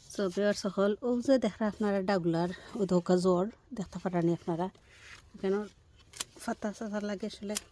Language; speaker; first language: Assamese; native; Assamese